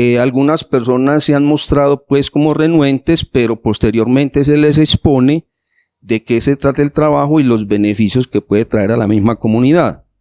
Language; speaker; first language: Spanish; native; Spanish